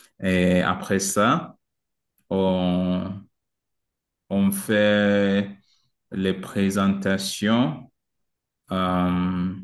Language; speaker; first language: French; non-native, learner; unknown